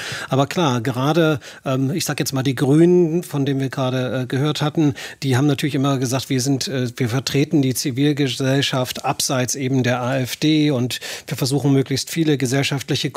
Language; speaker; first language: German; native; German